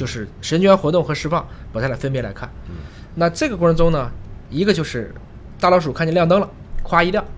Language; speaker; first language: Chinese; native; Chinese